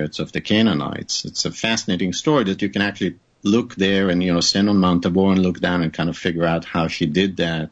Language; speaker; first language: English; non-native, fluent; Hebrew